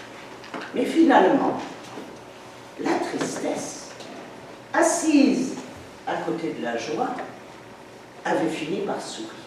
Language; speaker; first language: French; native; French